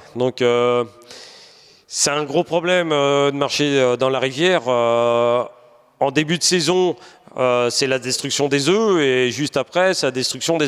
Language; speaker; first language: French; native; French